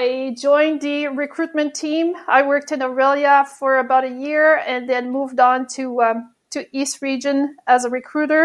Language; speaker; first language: English; non-native, fluent; French